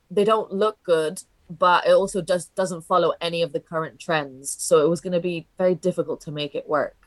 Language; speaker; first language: English; non-native, fluent; Italian